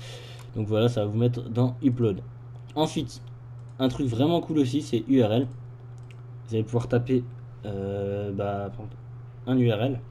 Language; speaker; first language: French; native; French